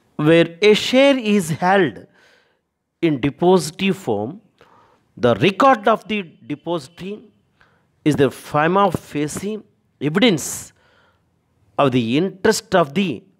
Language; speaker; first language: English; non-native, local second language; Telugu